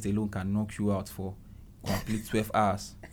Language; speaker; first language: English; non-native, local second language; Igbo